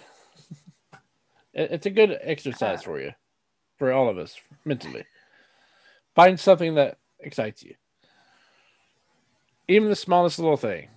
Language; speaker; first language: English; native; English